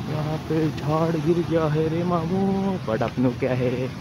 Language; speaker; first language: Hindi; non-native, local second language; Marathi